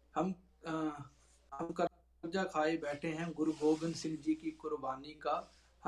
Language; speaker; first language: Hindi; non-native, local second language; Punjabi